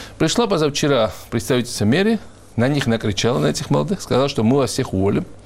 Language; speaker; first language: Russian; non-native, local second language; Georgian